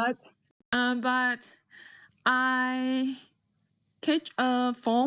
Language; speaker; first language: English; non-native, learner; Chinese